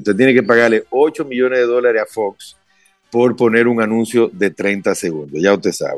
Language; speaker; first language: Spanish; native; Spanish